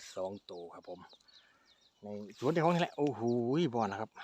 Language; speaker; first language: Thai; native; Thai